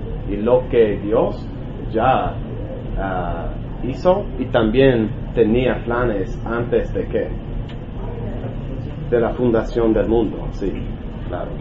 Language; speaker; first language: Spanish; non-native, learner; English